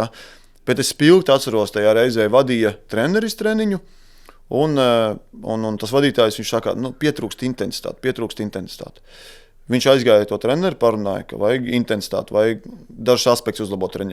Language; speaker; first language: Latvian; native; Latvian